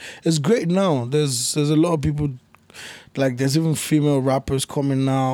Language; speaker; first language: English; native; English